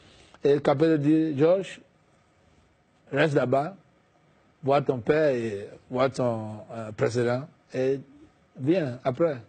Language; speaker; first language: French; non-native, fluent; English